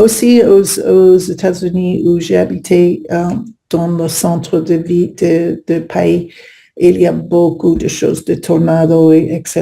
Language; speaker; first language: French; non-native, learner; English